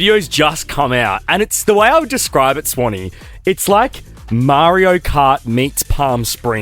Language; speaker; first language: English; native; English